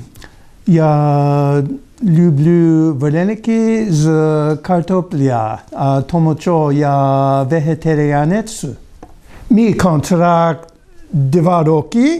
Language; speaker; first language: Ukrainian; non-native, learner; English